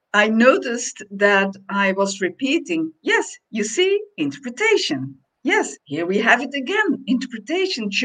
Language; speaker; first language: English; non-native, fluent; Dutch